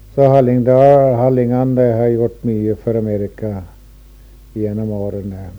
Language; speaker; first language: Norwegian; early bilingual, heritage; Norwegian